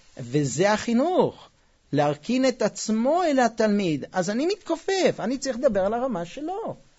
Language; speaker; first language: Hebrew; non-native, fluent; English